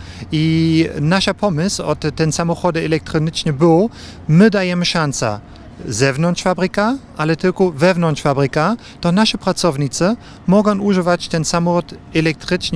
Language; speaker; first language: Polish; non-native, learner; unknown